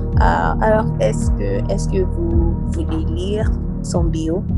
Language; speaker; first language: French; non-native, learner; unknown